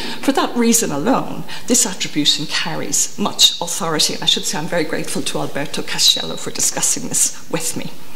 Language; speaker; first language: English; native; English